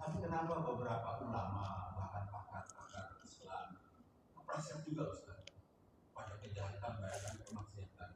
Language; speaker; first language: Indonesian; native; Indonesian